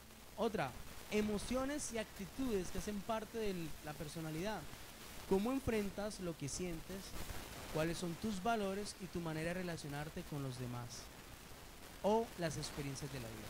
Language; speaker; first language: Spanish; native; Spanish